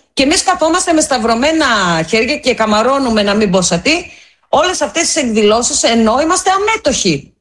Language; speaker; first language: Greek; native; Greek